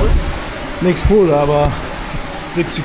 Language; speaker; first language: German; non-native, learner; Croatian